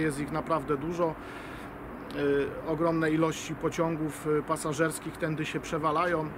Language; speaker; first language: Polish; native; Polish